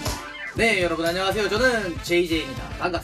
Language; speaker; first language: Korean; native; Korean